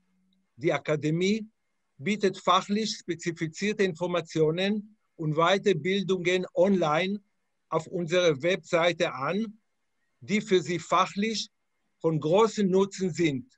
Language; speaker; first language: German; non-native, fluent; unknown